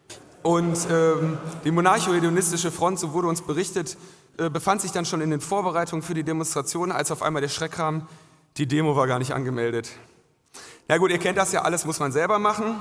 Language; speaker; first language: German; native; German